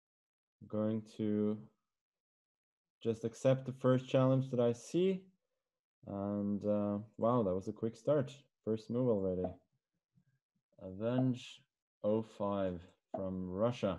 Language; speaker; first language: English; non-native, fluent; Norwegian